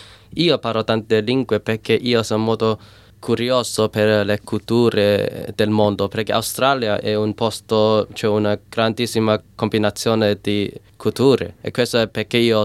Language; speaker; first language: Italian; non-native, learner; Cantonese